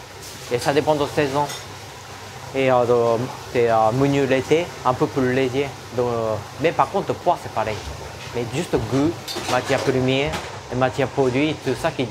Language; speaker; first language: French; non-native, learner; Japanese